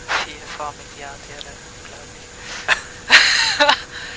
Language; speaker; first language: German; non-native, learner; Dutch